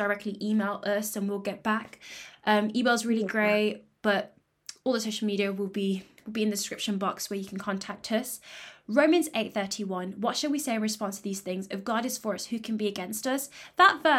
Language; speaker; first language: English; native; English